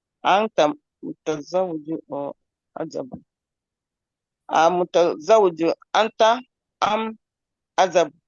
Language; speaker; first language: Arabic; non-native, learner; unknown